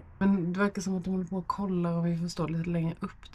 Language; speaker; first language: Swedish; native; Swedish